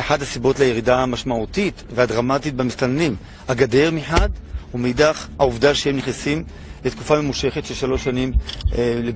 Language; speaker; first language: Hebrew; native; Hebrew